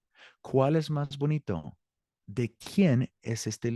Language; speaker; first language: Spanish; non-native, fluent; English